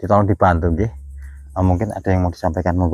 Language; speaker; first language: Indonesian; native; Indonesian